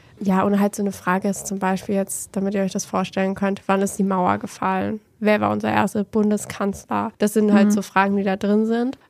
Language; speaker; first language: German; early bilingual, other home language; Portuguese